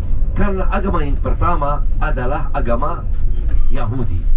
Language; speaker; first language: Indonesian; non-native, fluent; Arabic